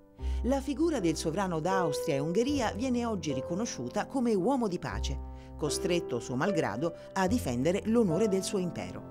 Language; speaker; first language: Italian; native; Italian